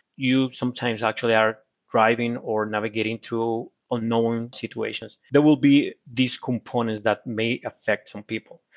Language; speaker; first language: English; non-native, fluent; Spanish